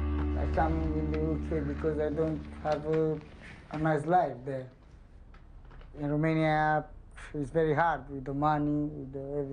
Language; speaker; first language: English; non-native, learner; Romanian